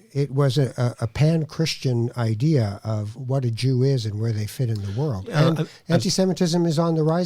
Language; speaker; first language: English; native; English